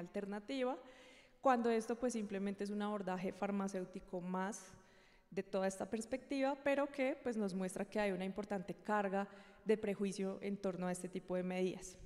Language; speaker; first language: Spanish; native; Spanish